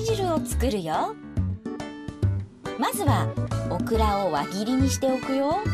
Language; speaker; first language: Japanese; native; Japanese